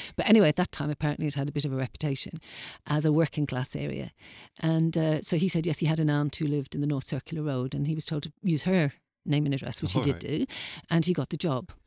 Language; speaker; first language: English; native; English